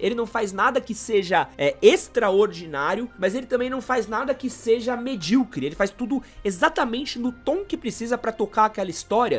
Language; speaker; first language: Portuguese; native; Portuguese